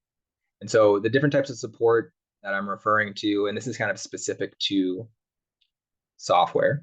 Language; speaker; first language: English; native; English